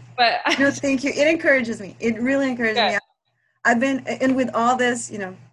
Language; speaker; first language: English; non-native, fluent; Spanish